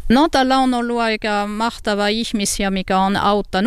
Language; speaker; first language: Finnish; non-native, learner; French